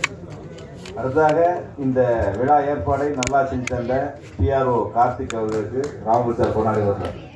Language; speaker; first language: Tamil; native; Tamil